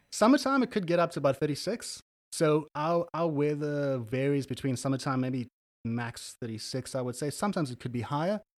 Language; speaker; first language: English; native; English